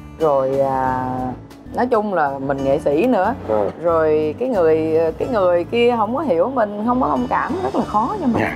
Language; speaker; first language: Vietnamese; native; Vietnamese